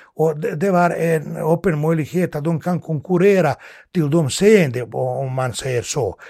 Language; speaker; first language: Swedish; non-native, fluent; Bosnian